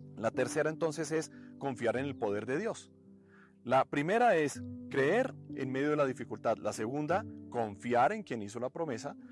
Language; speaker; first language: Spanish; native; Spanish